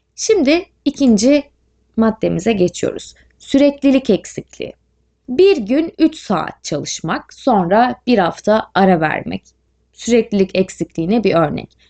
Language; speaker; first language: Turkish; native; Turkish